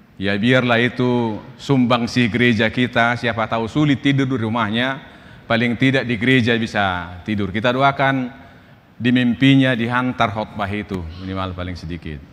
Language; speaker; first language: Indonesian; non-native, local second language; Batak Toba